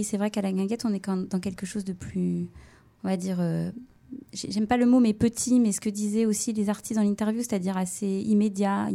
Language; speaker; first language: French; native; French